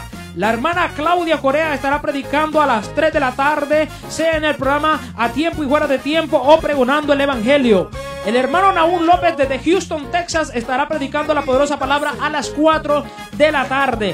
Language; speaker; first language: Spanish; native; Spanish